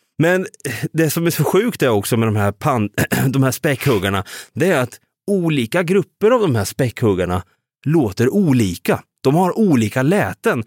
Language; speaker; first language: Swedish; native; Swedish